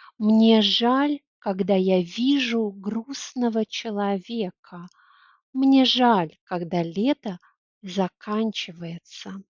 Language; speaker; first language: Russian; native; Russian